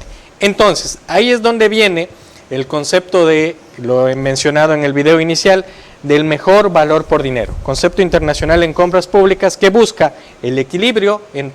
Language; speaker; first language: Spanish; native; Spanish